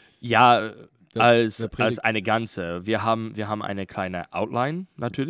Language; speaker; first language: German; non-native, learner; English